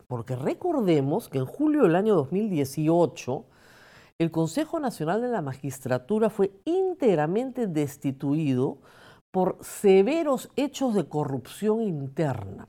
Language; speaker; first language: Spanish; native; Spanish